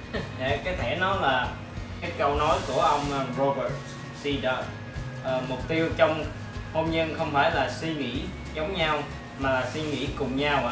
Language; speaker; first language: Vietnamese; early bilingual, other home language; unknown